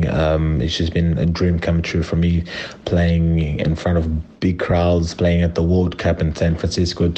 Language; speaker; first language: English; non-native, local second language; Shona